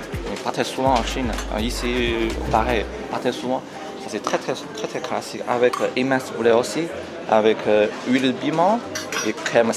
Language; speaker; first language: French; non-native, learner; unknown